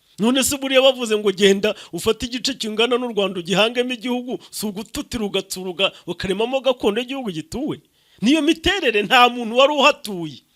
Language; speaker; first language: Kinyarwanda; native; Kinyarwanda